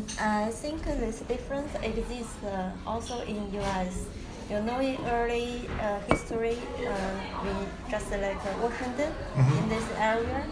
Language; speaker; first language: English; non-native, learner; Chinese